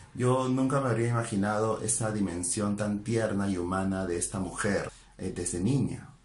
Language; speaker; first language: Spanish; native; Spanish